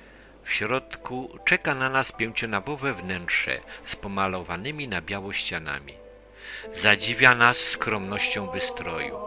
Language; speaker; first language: Polish; native; Polish